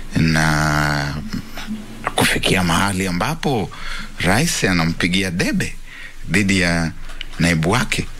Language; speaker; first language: Swahili; non-native, local second language; Luyia